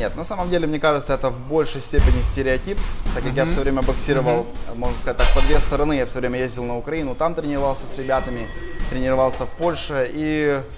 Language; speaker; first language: Russian; non-native, local second language; Ukrainian